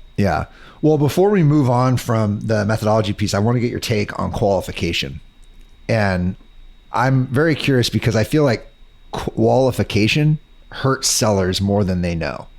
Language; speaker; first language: English; native; English